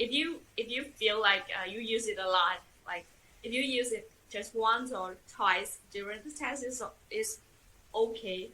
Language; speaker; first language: English; non-native, fluent; Vietnamese